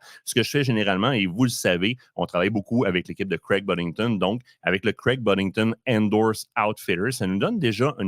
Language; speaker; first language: French; native; French